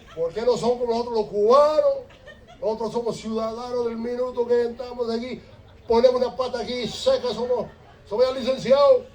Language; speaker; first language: Spanish; early bilingual, heritage; Spanish